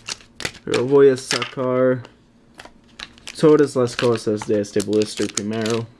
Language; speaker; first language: Spanish; non-native, learner; English